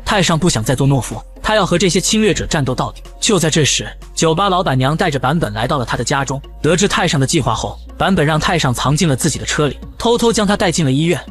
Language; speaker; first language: Chinese; native; Chinese